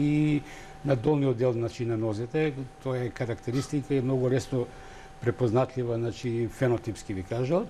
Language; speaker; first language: Macedonian; native; Macedonian